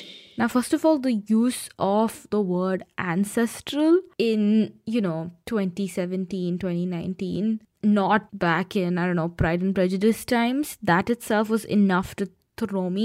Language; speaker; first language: English; non-native, local second language; Hindi